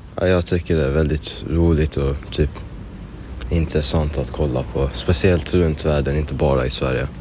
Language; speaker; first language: Swedish; early bilingual, other home language; Arabic